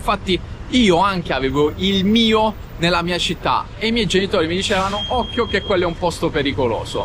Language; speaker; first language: Italian; native; Italian